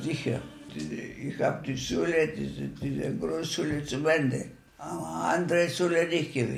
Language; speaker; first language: German; non-native, learner; Greek